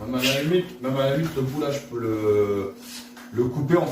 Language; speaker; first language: French; native; French